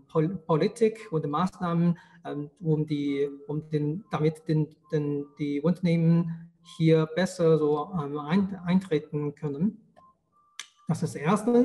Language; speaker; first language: German; non-native, fluent; Chinese